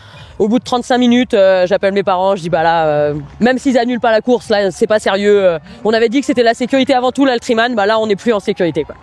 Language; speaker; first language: French; native; French